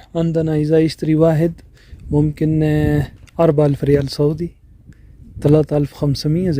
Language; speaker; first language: Arabic; non-native, learner; Urdu